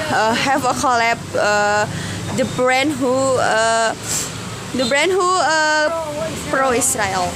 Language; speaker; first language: English; non-native, learner; Indonesian